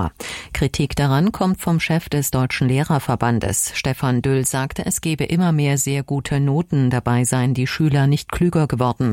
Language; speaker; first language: German; native; German